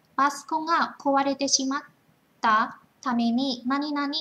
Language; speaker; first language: Japanese; non-native, fluent; Vietnamese